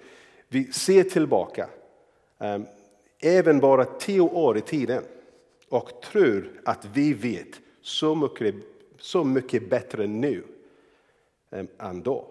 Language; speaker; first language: Swedish; non-native, fluent; English